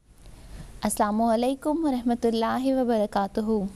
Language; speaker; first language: Urdu; native; Urdu